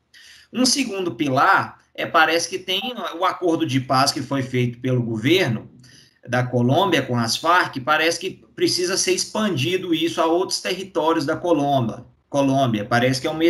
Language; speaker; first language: Portuguese; native; Portuguese